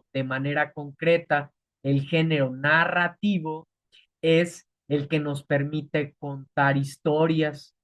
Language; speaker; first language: Spanish; native; Spanish